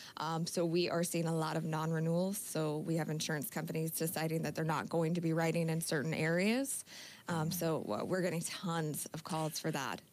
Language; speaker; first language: English; native; English